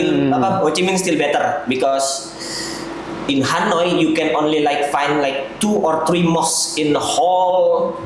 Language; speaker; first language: English; non-native, learner; Indonesian